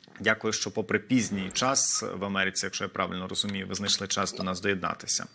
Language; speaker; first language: Ukrainian; native; Ukrainian